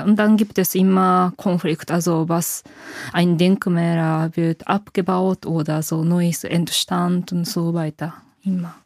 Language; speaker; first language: German; non-native, fluent; Japanese